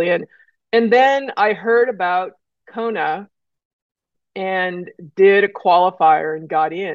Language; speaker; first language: English; native; English